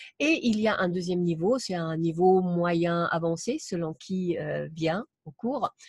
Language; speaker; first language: French; non-native, fluent; German